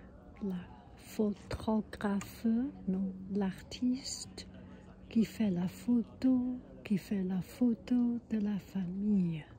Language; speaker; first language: French; non-native, learner; Chinese